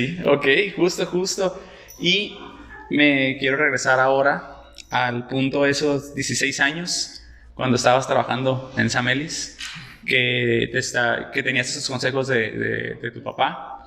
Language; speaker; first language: Spanish; native; Spanish